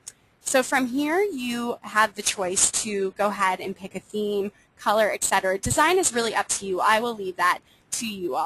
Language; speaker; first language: English; native; English